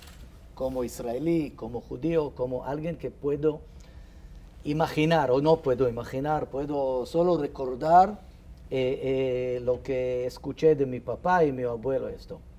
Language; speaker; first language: Spanish; non-native, fluent; Hebrew